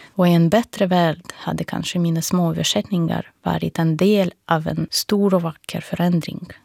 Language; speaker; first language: Swedish; non-native, fluent; Russian